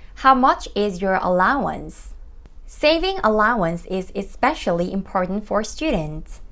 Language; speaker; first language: English; non-native, fluent; Korean